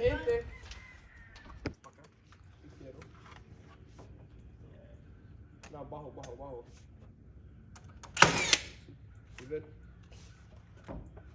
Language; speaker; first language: Spanish; non-native, learner; English